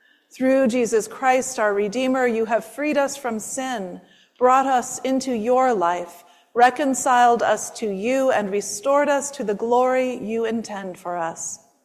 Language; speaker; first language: English; native; English